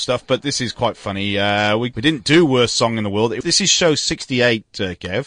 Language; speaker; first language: English; native; English